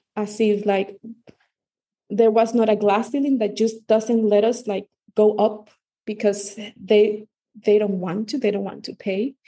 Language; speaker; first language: English; non-native, fluent; Spanish